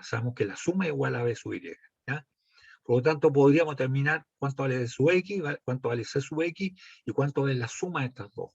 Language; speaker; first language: Spanish; native; Spanish